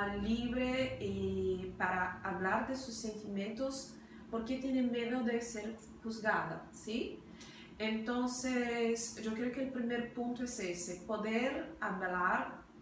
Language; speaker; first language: Spanish; non-native, fluent; Portuguese